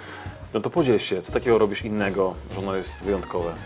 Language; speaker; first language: Polish; native; Polish